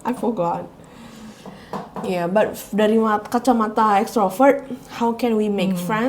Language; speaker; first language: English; non-native, learner; Indonesian